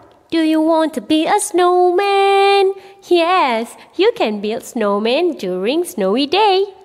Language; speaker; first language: English; non-native, local second language; Malay